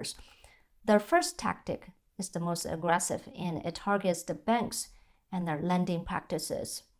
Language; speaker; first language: English; non-native, fluent; Chinese